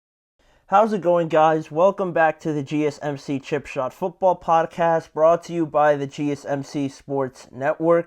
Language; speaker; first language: English; native; English